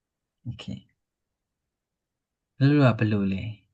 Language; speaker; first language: Korean; non-native, fluent; Burmese